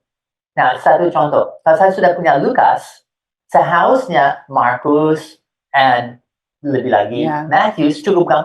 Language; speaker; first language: Indonesian; non-native, fluent; English